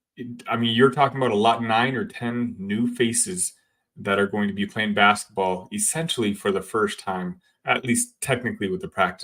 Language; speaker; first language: English; native; English